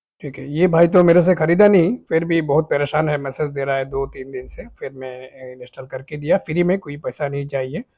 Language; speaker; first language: Hindi; non-native, fluent; Bangla